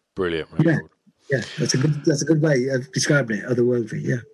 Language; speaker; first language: English; native; English